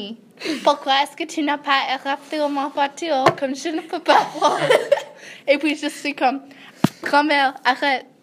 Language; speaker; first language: French; non-native, learner; English